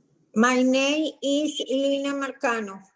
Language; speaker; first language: English; non-native, learner; Spanish